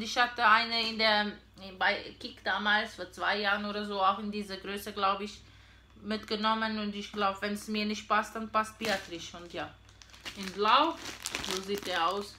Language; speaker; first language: German; non-native, fluent; Portuguese